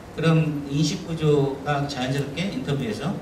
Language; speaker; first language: Korean; native; Korean